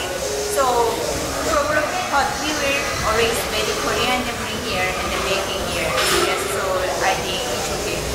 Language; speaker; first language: English; non-native, learner; Korean